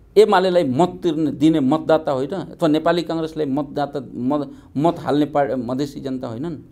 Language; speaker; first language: Nepali; non-native, local second language; Maithili